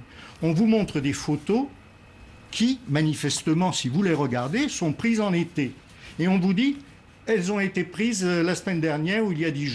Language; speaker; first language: French; native; French